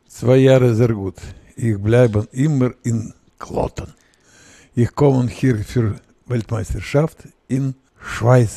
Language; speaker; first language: German; non-native, learner; Russian